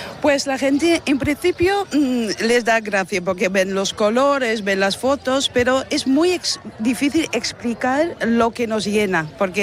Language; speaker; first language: Spanish; non-native, fluent; Dutch